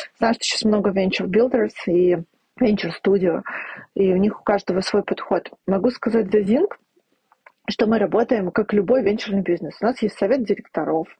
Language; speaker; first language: Russian; native; Russian